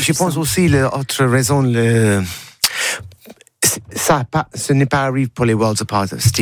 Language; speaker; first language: French; non-native, learner; English